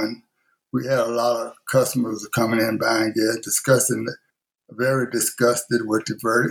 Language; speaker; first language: English; native; English